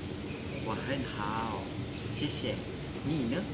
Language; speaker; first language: Chinese; non-native, learner; Malay